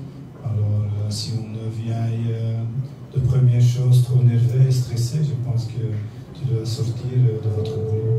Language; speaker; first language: French; non-native, learner; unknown